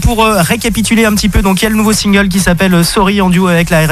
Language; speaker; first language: French; native; French